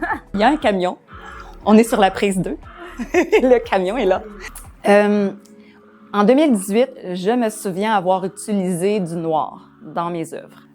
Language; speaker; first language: French; native; French